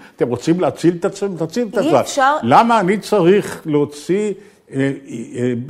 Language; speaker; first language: Hebrew; early bilingual, other home language; Ukrainian